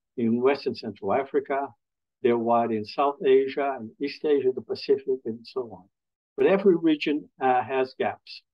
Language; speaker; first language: English; non-native, fluent; Portuguese